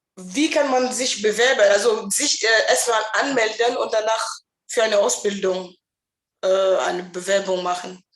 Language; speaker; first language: German; non-native, learner; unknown